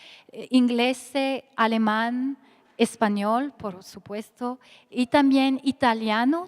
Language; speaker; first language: Spanish; non-native, fluent; French